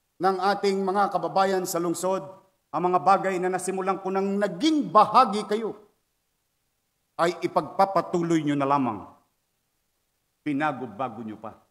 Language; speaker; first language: Filipino; native; Filipino